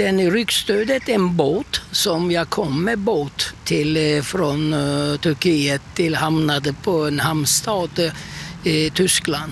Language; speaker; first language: Swedish; non-native, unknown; Turkish